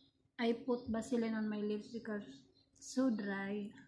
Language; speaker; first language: English; non-native, learner; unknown